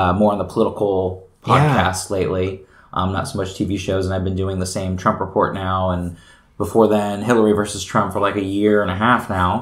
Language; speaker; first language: English; native; English